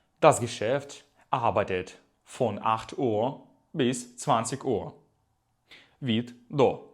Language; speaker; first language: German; non-native, fluent; Ukrainian